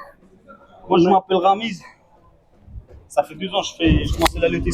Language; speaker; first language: French; non-native, fluent; Persian